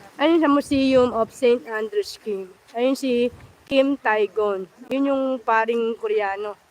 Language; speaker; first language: Filipino; native; Filipino